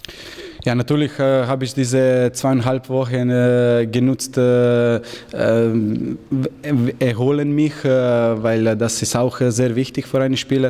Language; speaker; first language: German; non-native, learner; Slovenian